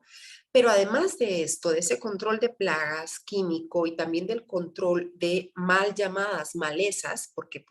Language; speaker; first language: Spanish; native; Spanish